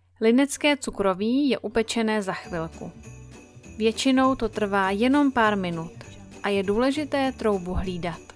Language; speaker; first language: Czech; native; Czech